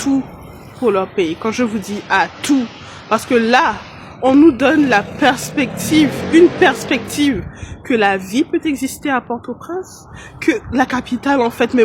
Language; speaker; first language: French; non-native, local second language; Haitian Creole